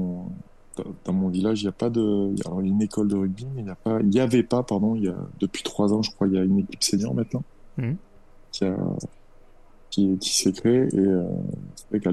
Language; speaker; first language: French; native; French